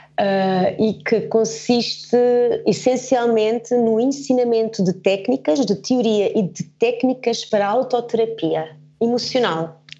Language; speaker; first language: Portuguese; early bilingual, heritage; Portuguese